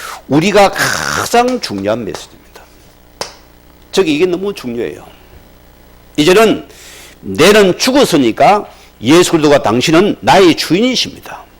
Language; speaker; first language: Korean; native; Korean